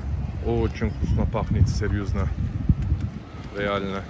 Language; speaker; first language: Russian; non-native, learner; Turkish